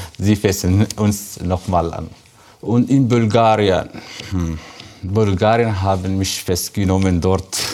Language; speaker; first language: German; non-native, learner; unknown